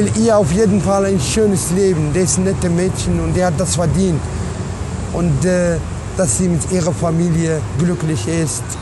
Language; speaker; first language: German; non-native, learner; Arabic